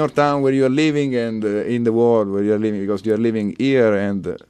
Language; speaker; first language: English; non-native, fluent; Italian